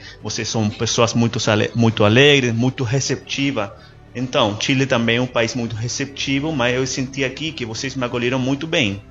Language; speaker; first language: Portuguese; non-native, learner; Spanish